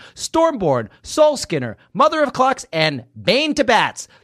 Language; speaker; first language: English; native; English